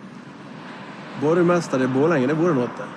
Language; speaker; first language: Swedish; native; Swedish